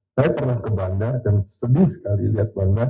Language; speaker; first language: Indonesian; native; Indonesian